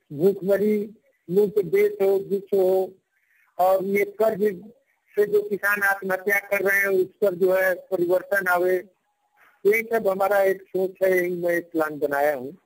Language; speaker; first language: Hindi; native; Hindi